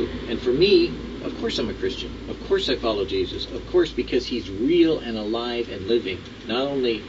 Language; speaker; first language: English; native; English